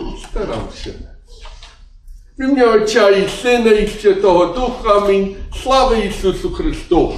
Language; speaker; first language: Ukrainian; early bilingual, other home language; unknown